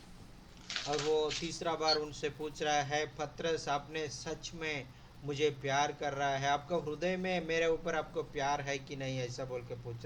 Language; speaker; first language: Hindi; non-native, local second language; Telugu